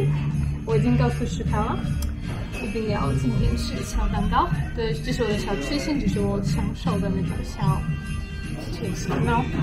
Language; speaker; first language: Chinese; non-native, fluent; Polish